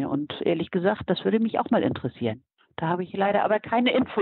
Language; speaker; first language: German; native; German